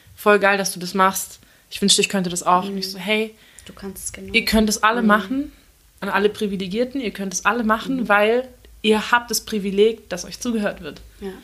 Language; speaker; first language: German; early bilingual, other home language; Turkish